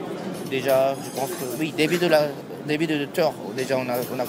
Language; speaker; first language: French; non-native, learner; Japanese